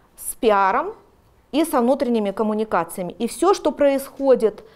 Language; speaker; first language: Russian; native; Russian